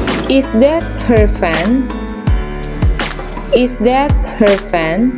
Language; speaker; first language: English; non-native, fluent; Indonesian